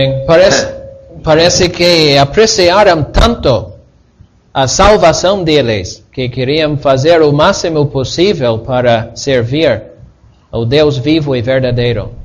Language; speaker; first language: Portuguese; non-native, fluent; English